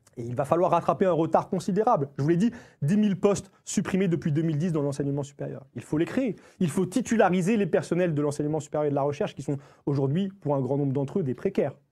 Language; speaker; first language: French; native; French